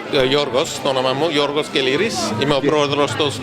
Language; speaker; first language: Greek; early bilingual, heritage; Greek